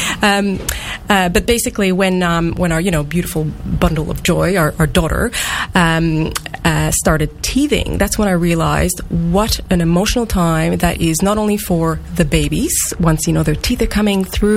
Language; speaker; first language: English; non-native, fluent; French